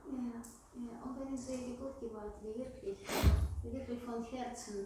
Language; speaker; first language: German; non-native, learner; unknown